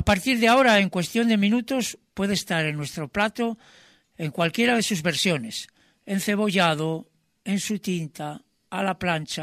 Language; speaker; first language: Spanish; native; Spanish